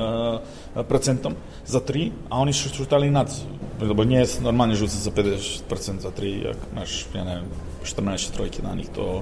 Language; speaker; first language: Polish; non-native, learner; Serbian